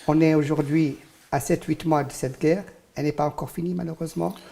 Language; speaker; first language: French; non-native, local second language; Arabic